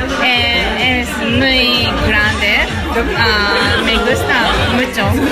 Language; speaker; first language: Spanish; non-native, learner; Japanese